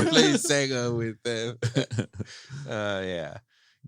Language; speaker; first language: English; native; English